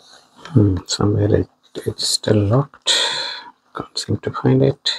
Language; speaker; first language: English; non-native, fluent; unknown